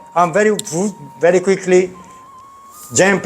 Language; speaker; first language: English; non-native, learner; Italian